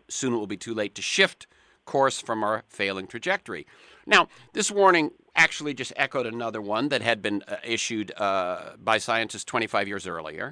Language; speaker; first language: English; native; English